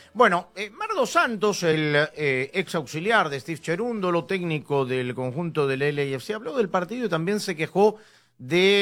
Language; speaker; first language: Spanish; native; Spanish